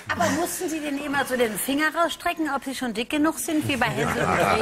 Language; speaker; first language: German; native; German